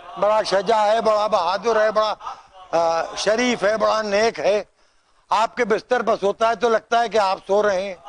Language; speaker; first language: Urdu; native; Urdu